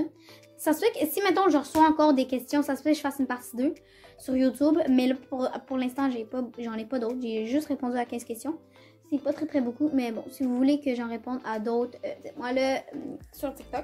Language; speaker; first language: French; native; French